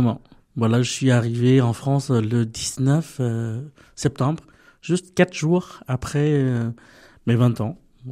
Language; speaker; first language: French; non-native, fluent; Vietnamese